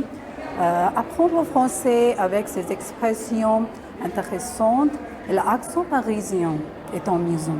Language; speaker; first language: French; non-native, learner; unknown